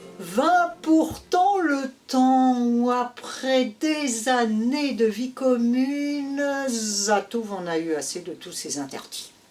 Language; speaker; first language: French; native; French